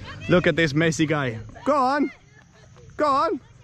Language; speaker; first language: English; non-native, fluent; Danish